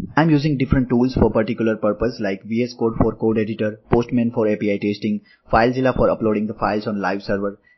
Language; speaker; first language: English; non-native, local second language; Gujarati